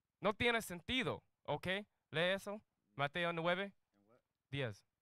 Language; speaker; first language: Spanish; non-native, learner; English